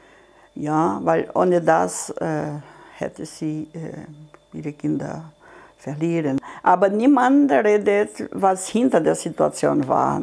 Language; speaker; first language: German; non-native, fluent; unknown